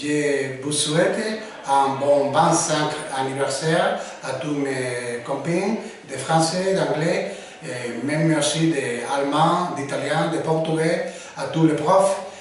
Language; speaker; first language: French; non-native, learner; Spanish